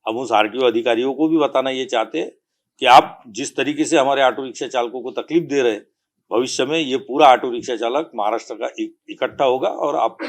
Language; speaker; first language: Hindi; non-native, local second language; Marathi